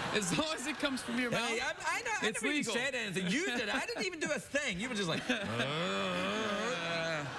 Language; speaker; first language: English; native; English